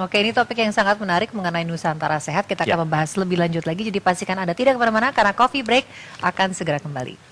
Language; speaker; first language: Indonesian; native; Indonesian